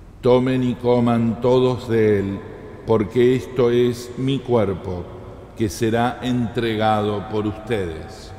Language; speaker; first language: Spanish; native; Spanish